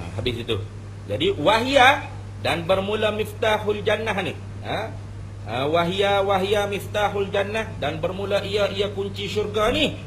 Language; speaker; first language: Malay; native; Malay